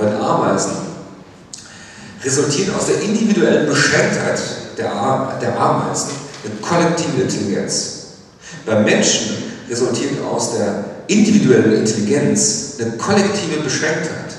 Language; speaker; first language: German; native; German